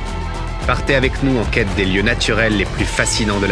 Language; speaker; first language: French; native; French